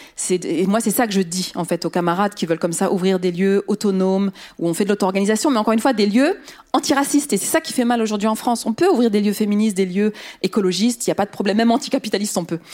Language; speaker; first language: French; early bilingual, other home language; Riffian